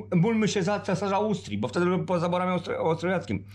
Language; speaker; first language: Polish; early bilingual, heritage; Romanian